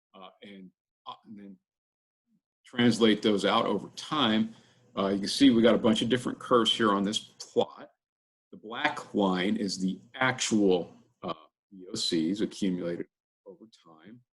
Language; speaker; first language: English; native; English